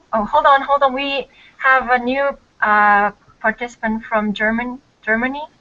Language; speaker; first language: English; non-native, learner; Korean